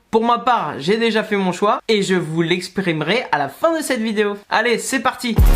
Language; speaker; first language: French; native; French